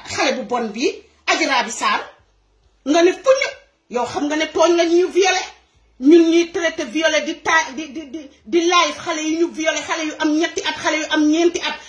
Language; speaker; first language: Wolof; non-native, local second language; Serer